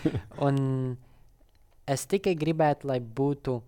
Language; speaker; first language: Latvian; non-native, local second language; Russian